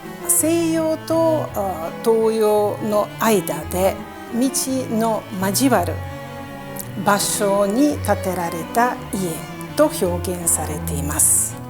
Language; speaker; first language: Japanese; non-native, fluent; Serbian